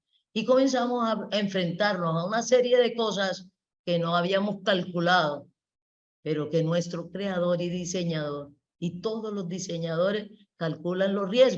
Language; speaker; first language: Spanish; native; Spanish